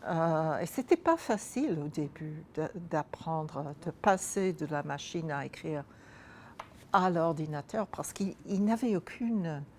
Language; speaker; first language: French; non-native, fluent; English